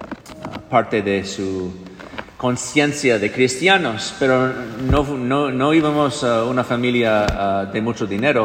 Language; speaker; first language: Spanish; non-native, fluent; English